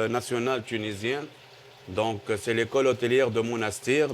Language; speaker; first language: French; non-native, local second language; Arabic